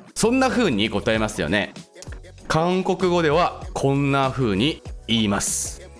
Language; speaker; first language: Japanese; non-native, fluent; Korean